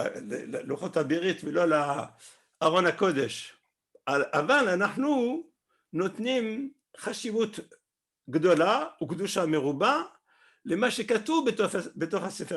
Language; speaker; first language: Hebrew; non-native, fluent; French